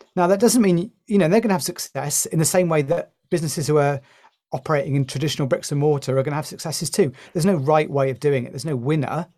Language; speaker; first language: English; native; English